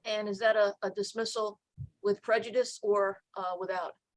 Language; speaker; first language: English; native; English